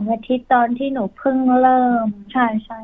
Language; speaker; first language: Thai; early bilingual, heritage; Thai